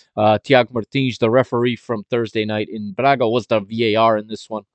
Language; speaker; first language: English; native; English